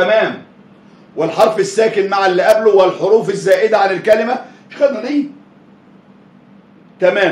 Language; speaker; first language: Arabic; native; Arabic